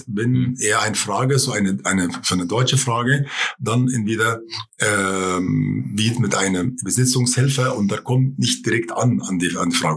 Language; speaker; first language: German; non-native, fluent; Arabic